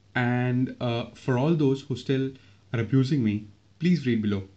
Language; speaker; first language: English; non-native, local second language; Hindi